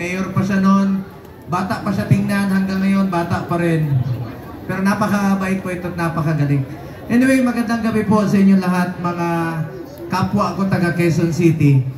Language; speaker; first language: Filipino; non-native, local second language; Cebuano